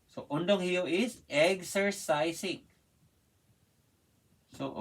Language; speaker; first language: English; non-native, learner; Filipino